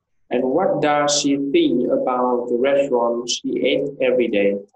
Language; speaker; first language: English; non-native, fluent; Vietnamese